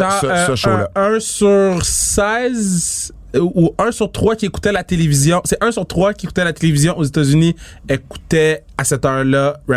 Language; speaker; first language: French; native; French